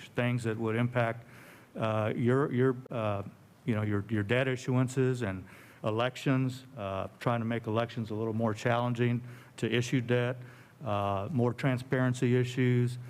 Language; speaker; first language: English; native; English